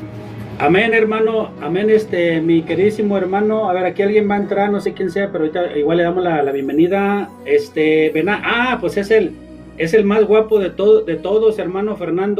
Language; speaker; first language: Spanish; native; Spanish